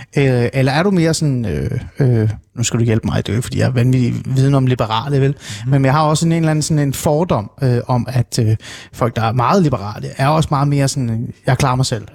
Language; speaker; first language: Danish; non-native, local second language; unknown